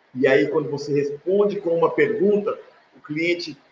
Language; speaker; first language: Portuguese; native; Portuguese